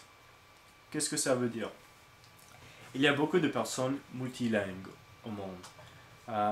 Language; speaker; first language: French; non-native, learner; English